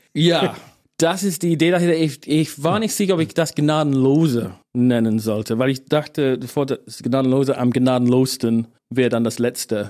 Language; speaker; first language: German; non-native, fluent; English